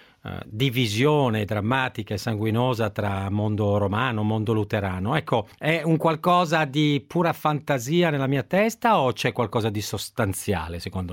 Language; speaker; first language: Italian; native; Italian